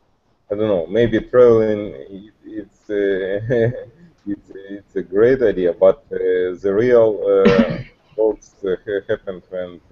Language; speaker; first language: English; non-native, learner; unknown